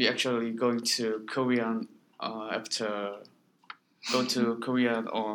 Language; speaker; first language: English; non-native, learner; Korean